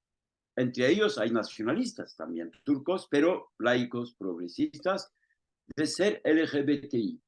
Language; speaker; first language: Spanish; non-native, fluent; Turkish